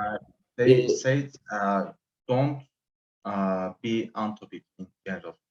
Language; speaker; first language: English; non-native, learner; Turkish